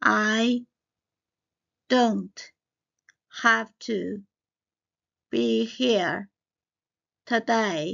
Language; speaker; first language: English; non-native, fluent; Chinese